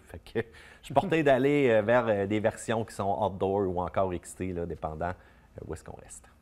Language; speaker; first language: French; native; French